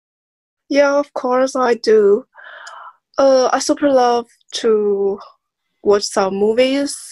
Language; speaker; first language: English; non-native, learner; Chinese